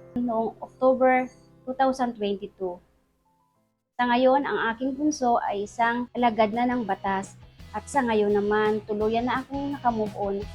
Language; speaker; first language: Filipino; non-native, local second language; Hiligaynon